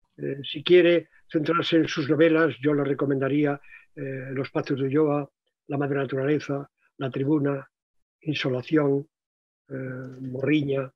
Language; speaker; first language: Spanish; native; Spanish